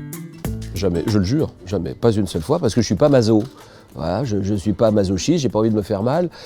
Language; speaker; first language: French; native; French